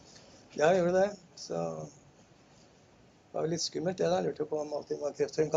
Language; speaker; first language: Norwegian; native; Norwegian